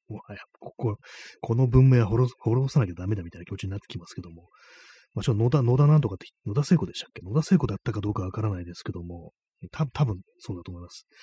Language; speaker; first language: Japanese; native; Japanese